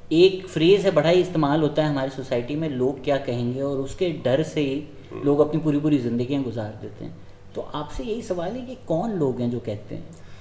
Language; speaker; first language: Urdu; native; Urdu